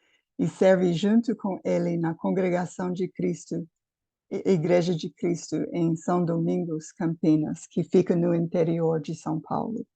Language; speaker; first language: Portuguese; non-native, fluent; English